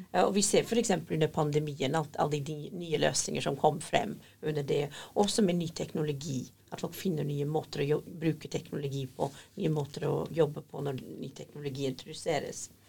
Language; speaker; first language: Norwegian; non-native, fluent; English